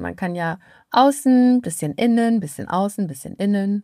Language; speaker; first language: German; native; German